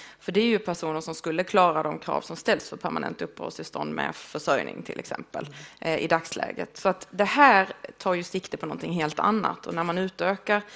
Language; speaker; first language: Swedish; native; Swedish